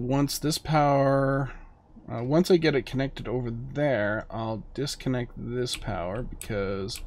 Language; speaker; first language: English; native; English